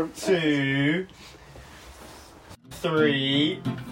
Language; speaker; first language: English; native; English